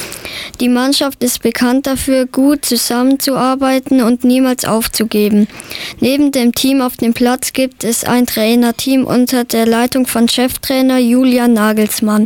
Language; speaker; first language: German; native; German